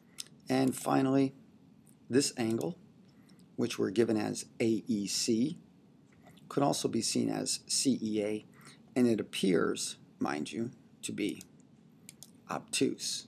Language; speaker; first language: English; native; English